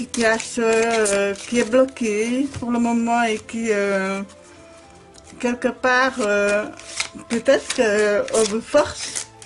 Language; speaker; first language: French; native; French